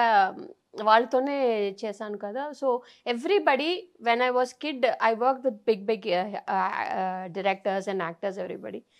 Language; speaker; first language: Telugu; non-native, local second language; Tamil